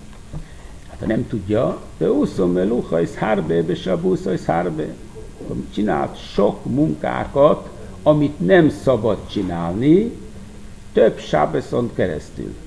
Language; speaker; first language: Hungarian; non-native, fluent; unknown